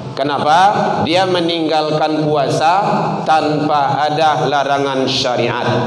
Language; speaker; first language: Malay; non-native, local second language; Minangkabau